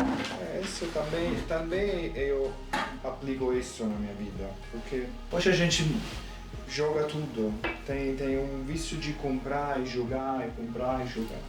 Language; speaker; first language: Portuguese; non-native, fluent; Italian